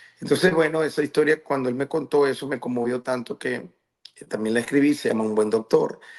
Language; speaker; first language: Spanish; native; Spanish